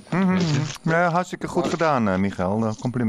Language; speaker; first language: Dutch; native; Dutch